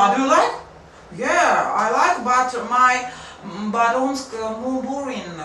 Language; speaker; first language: English; non-native, learner; Russian